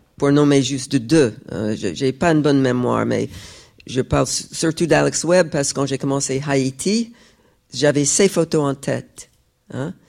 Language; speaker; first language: French; non-native, fluent; English